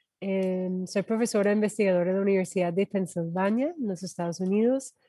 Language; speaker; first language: Spanish; non-native, fluent; English